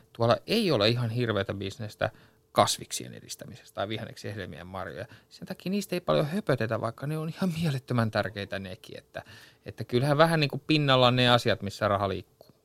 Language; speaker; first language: Finnish; native; Finnish